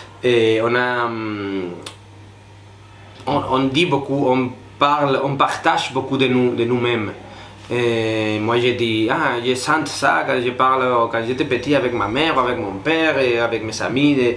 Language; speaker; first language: French; non-native, fluent; Spanish